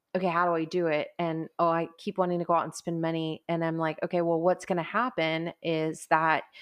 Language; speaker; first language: English; native; English